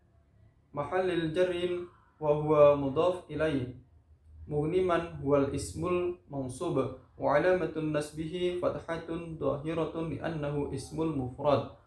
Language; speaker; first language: Arabic; non-native, learner; Indonesian